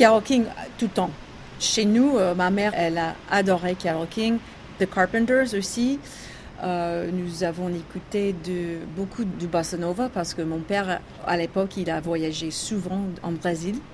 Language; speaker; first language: French; non-native, learner; English